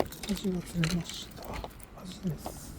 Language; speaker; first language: Japanese; native; Japanese